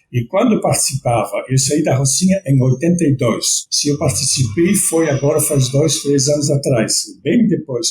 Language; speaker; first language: Portuguese; non-native, fluent; French